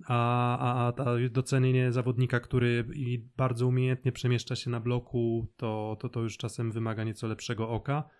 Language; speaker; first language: Polish; native; Polish